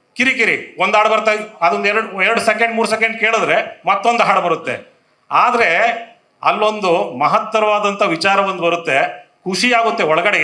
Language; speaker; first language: Kannada; native; Kannada